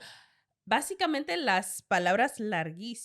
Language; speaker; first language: Spanish; non-native, learner; English